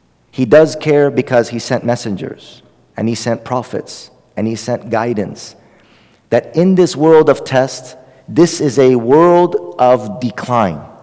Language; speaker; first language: English; native; English